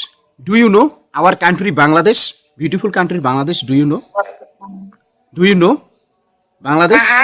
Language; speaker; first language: English; non-native, learner; Bangla